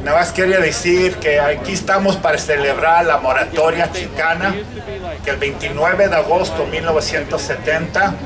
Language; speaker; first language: Spanish; early bilingual, heritage; Spanish